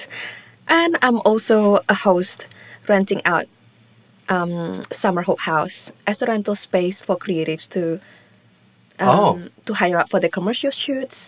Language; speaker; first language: English; non-native, local second language; Chinese